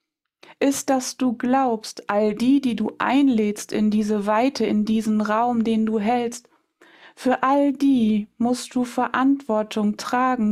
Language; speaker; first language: German; native; German